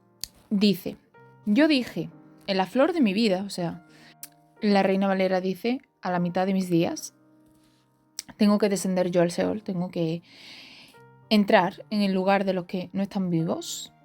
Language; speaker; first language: Spanish; native; Spanish